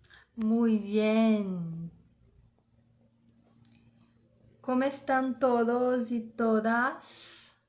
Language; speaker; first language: Spanish; non-native, fluent; Portuguese